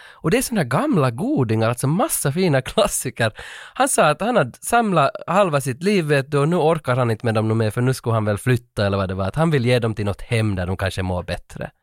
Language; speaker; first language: Swedish; native; Swedish